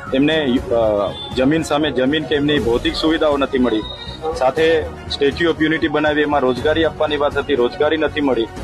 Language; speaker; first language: Gujarati; non-native, local second language; Vasavi